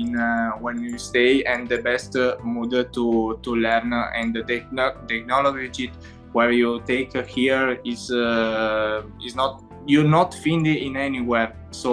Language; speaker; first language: English; non-native, learner; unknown